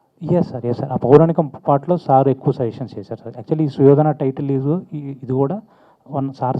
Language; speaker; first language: Telugu; native; Telugu